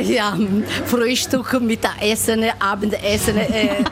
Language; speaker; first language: German; non-native, learner; Italian